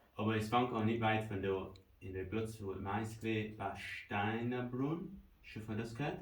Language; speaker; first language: German; early bilingual, other home language; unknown